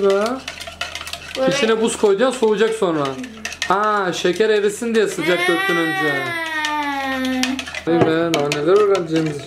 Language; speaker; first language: Turkish; native; Turkish